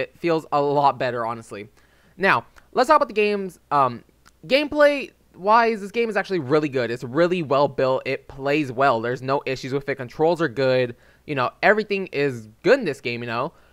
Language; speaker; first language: English; native; English